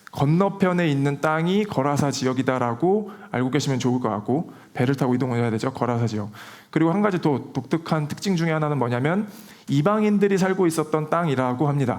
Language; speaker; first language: Korean; native; Korean